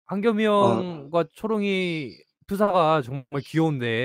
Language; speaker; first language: Korean; native; Korean